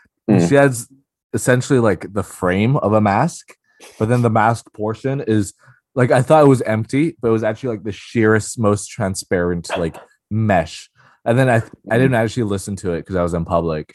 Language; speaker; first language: English; non-native, local second language; Cantonese